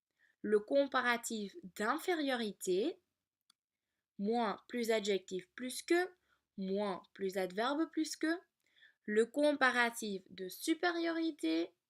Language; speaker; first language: French; non-native, learner; Dutch